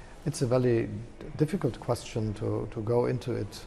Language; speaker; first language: English; non-native, fluent; German